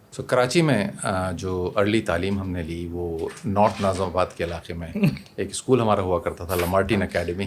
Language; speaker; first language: Urdu; native; Urdu